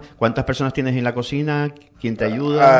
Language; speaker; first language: Spanish; native; Spanish